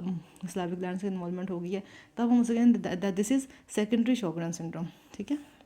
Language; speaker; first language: Hindi; native; Hindi